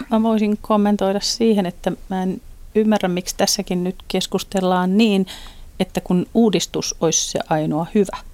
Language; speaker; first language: Finnish; non-native, local second language; Swedish